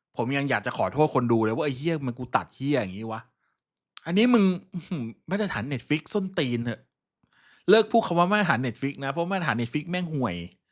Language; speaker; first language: Thai; native; Thai